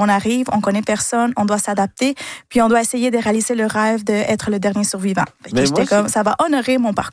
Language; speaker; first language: French; early bilingual, other home language; Spanish